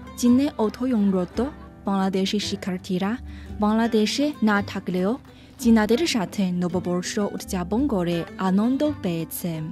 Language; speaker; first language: Bangla; non-native, fluent; Chinese